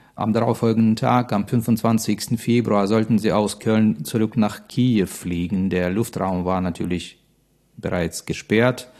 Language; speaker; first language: German; non-native, fluent; Russian